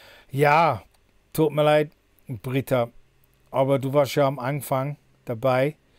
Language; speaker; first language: German; non-native, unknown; English